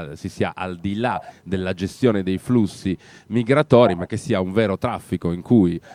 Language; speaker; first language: Italian; native; Italian